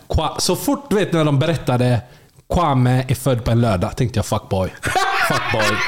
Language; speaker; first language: Swedish; early bilingual, other home language; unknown